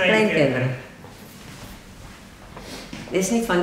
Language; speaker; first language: Dutch; early bilingual, other home language; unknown